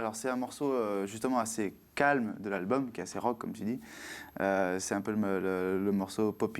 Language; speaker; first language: French; native; French